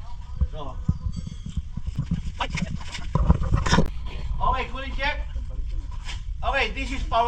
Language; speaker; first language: English; non-native, local second language; Filipino